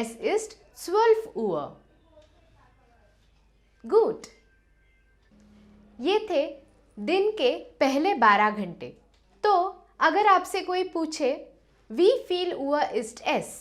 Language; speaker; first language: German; non-native, fluent; Hindi